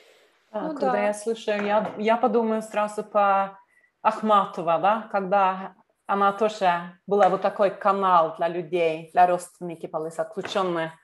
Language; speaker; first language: Russian; non-native, learner; Norwegian